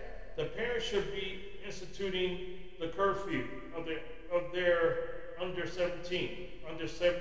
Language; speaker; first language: English; native; English